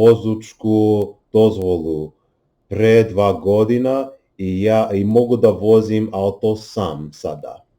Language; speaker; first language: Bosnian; non-native, learner; English